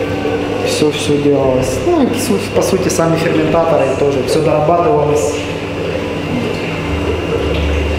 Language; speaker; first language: Russian; native; Russian